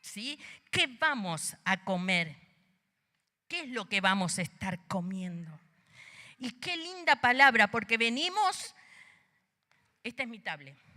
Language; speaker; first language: Spanish; native; Spanish